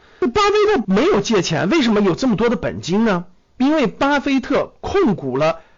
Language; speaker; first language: Chinese; native; Chinese